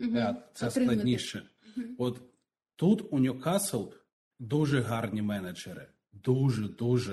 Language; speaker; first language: Ukrainian; non-native, local second language; Russian